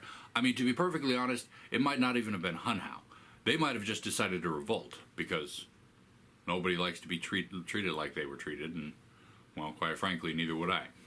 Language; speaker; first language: English; native; English